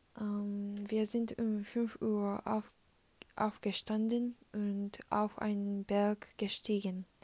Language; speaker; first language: German; non-native, learner; Japanese